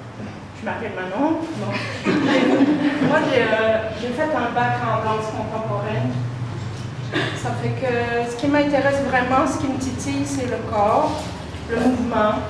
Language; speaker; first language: French; native; French